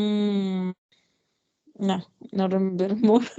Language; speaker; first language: English; non-native, learner; Spanish